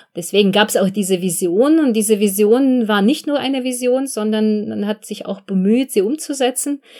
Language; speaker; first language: German; non-native, fluent; Russian